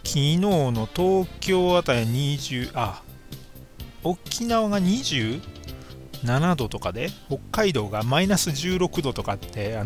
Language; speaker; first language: Japanese; native; Japanese